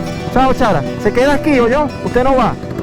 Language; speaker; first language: Spanish; native; Spanish